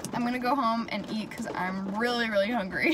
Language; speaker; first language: English; native; English